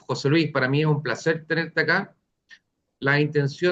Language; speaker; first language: Spanish; native; Spanish